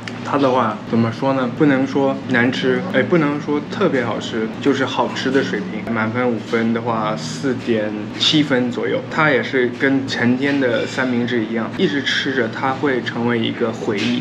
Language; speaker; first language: Chinese; non-native, fluent; Korean